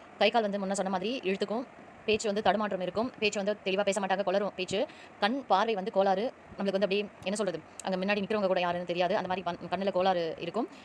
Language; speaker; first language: Tamil; native; Tamil